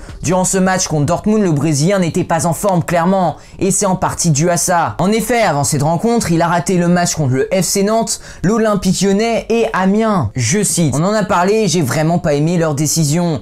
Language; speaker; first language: French; native; French